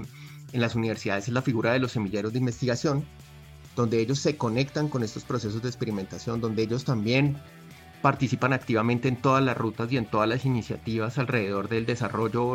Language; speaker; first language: Spanish; native; Spanish